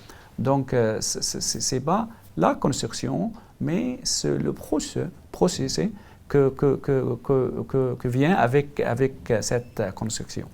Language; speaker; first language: French; non-native, learner; Arabic